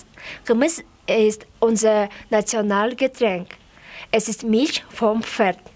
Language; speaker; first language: German; non-native, learner; Kyrgyz